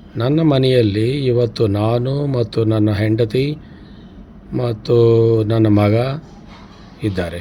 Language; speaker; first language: Kannada; non-native, learner; Telugu